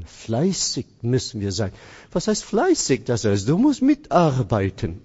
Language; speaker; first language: German; non-native, fluent; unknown